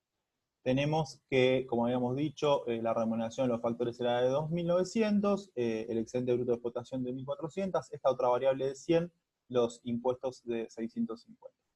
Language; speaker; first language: Spanish; native; Spanish